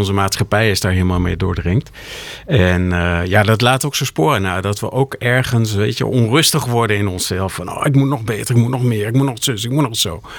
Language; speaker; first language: Dutch; native; Dutch